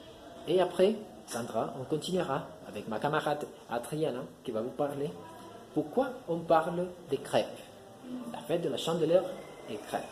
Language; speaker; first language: French; non-native, learner; Spanish